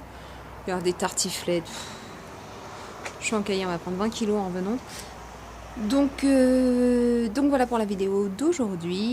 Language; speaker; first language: French; native; French